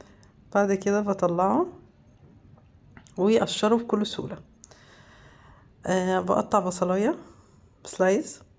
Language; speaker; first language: Arabic; native; Arabic